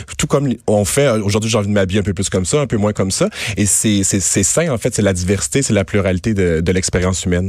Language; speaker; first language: French; native; French